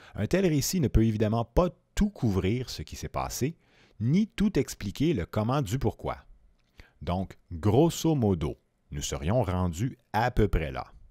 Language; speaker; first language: French; native; French